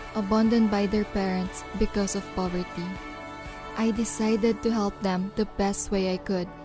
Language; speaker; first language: English; non-native, local second language; Pampanga